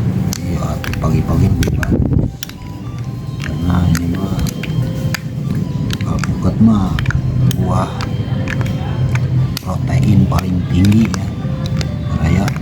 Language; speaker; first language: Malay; non-native, local second language; Sundanese